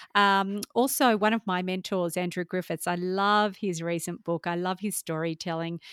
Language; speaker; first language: English; native; English